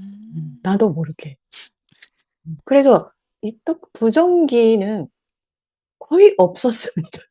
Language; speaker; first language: Korean; non-native, learner; Japanese